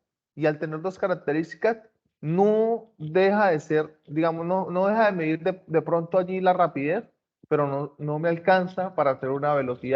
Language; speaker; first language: Spanish; native; Spanish